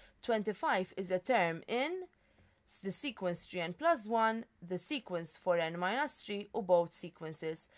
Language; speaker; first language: English; non-native, local second language; Maltese